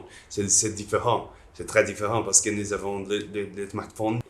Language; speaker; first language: French; non-native, learner; Portuguese